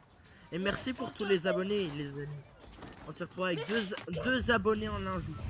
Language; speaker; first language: French; native; French